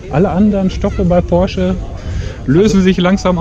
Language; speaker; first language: German; native; German